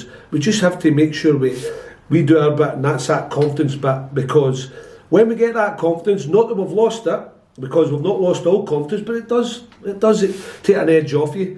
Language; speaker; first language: English; native; English